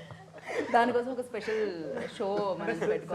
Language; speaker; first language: Telugu; native; Telugu